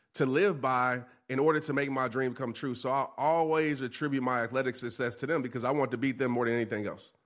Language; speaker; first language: English; native; English